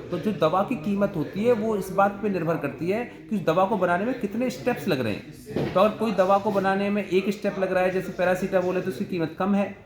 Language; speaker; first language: Hindi; native; Hindi